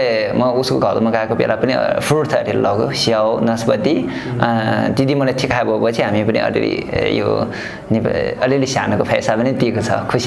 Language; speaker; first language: Nepali; non-native, learner; Chinese